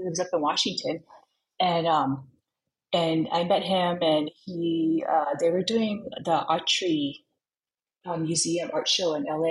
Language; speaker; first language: English; native; English